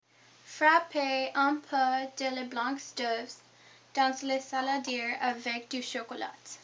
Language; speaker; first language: French; non-native, learner; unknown